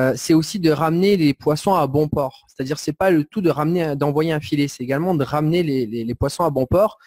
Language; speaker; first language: French; native; French